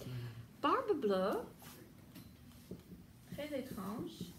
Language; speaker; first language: French; non-native, fluent; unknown